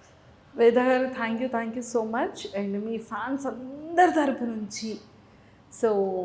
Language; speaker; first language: Telugu; native; Telugu